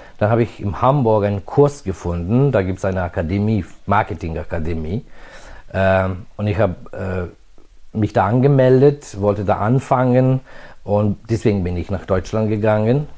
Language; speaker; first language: German; non-native, fluent; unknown